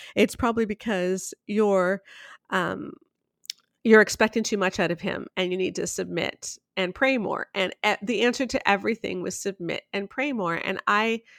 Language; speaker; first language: English; native; English